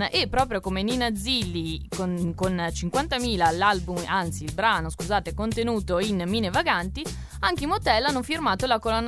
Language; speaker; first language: Italian; native; Italian